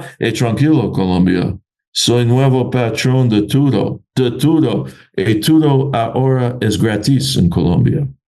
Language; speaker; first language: Spanish; non-native, learner; English